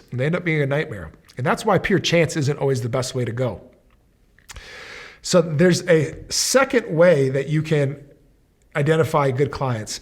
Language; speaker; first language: English; native; English